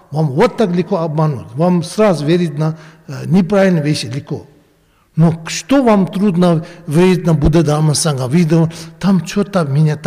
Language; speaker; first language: Russian; non-native, learner; Tibetan